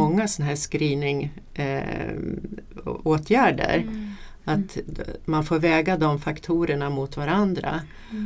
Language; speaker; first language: Swedish; native; Swedish